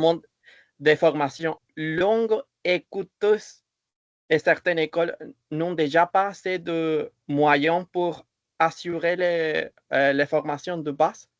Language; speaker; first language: French; non-native, fluent; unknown